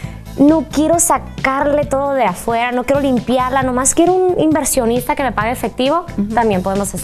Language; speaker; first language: Spanish; native; Spanish